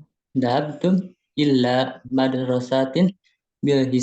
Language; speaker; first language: Arabic; non-native, learner; Indonesian